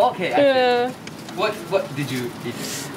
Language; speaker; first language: English; non-native, learner; Japanese